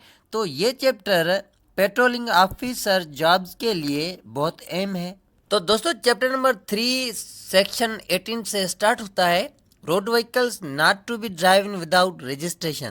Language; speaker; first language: Urdu; native; Urdu